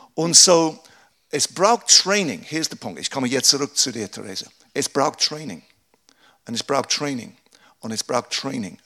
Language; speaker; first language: German; non-native, fluent; English